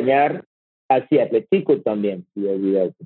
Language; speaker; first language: Spanish; non-native, learner; French